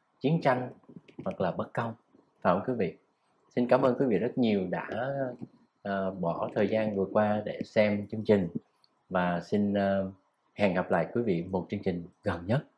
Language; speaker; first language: Vietnamese; native; Vietnamese